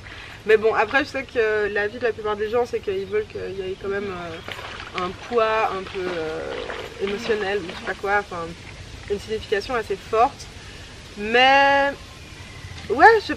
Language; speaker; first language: French; native; French